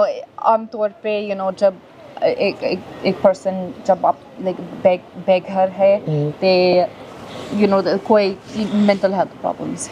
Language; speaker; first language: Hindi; non-native, learner; English